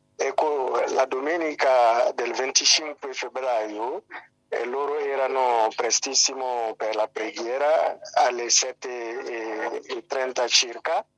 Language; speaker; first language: Italian; non-native, fluent; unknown